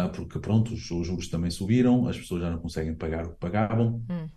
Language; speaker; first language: Portuguese; early bilingual, heritage; Portuguese